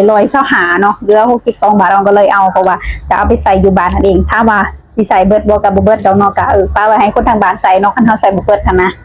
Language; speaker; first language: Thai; non-native, local second language; Lao